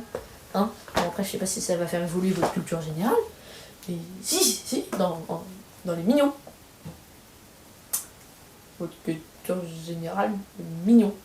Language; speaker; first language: French; native; French